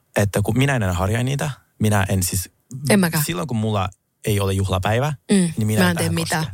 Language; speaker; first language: Finnish; early bilingual, other home language; Russian